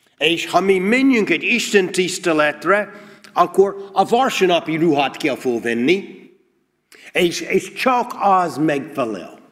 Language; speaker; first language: Hungarian; non-native, learner; English